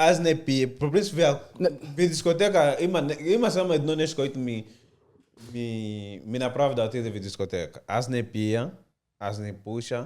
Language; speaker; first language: Bulgarian; non-native, learner; Portuguese